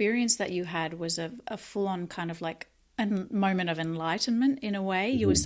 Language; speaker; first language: English; native; English